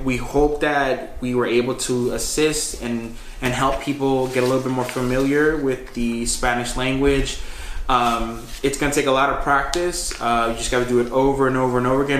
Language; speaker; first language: English; early bilingual, other home language; Spanish